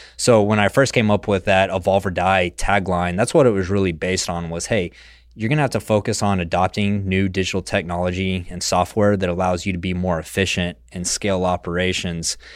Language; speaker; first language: English; native; English